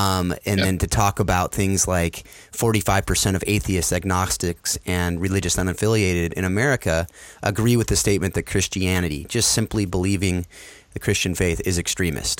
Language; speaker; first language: English; native; English